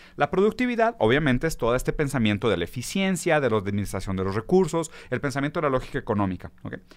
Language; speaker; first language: Spanish; early bilingual, other home language; Portuguese